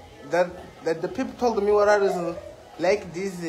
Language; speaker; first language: English; non-native, learner; Portuguese